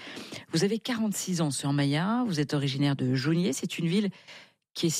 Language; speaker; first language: French; native; French